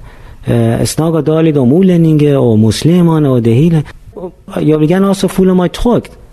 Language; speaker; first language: Danish; non-native, fluent; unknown